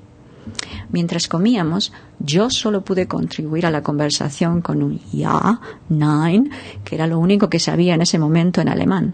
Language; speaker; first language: Spanish; native; Spanish